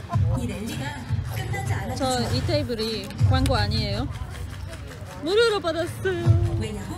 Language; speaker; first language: Korean; non-native, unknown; Polish